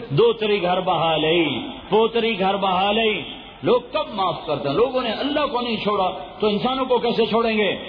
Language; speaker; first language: Urdu; non-native, local second language; Punjabi